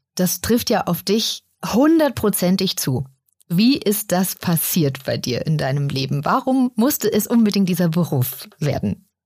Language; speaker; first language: German; native; German